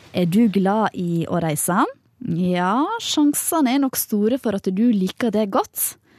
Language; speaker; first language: Norwegian; native; Norwegian